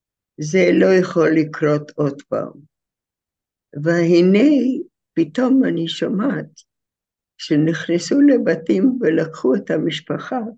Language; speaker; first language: Hebrew; non-native, fluent; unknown